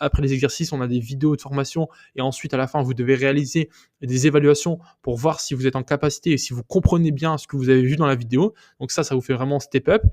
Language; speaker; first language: French; native; French